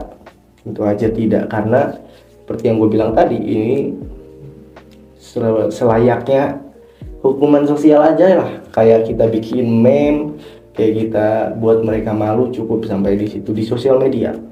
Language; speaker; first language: Indonesian; native; Indonesian